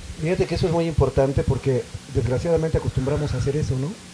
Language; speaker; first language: Spanish; native; Spanish